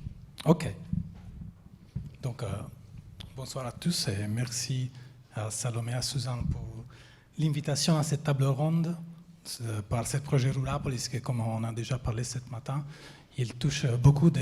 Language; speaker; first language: French; non-native, fluent; Italian